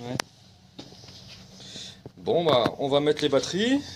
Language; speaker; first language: French; native; French